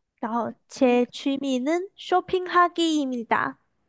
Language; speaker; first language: Korean; non-native, fluent; Chinese